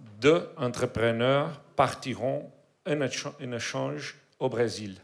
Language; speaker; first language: French; non-native, learner; Portuguese